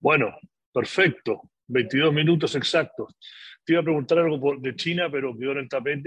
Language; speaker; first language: Spanish; native; Spanish